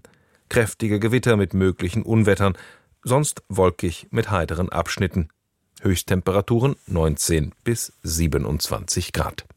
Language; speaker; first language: German; native; German